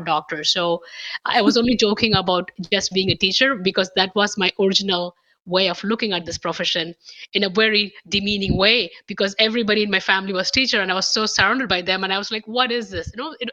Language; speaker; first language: English; non-native, local second language; Tamil